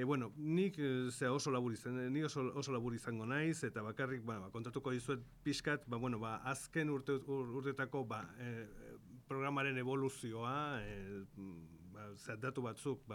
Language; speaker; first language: Basque; non-native, local second language; Spanish